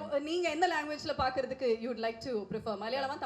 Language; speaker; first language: Tamil; native; Tamil